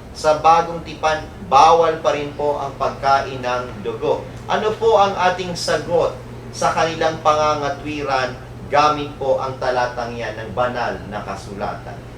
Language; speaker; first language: Filipino; native; Filipino